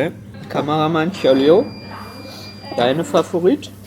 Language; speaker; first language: German; early bilingual, other home language; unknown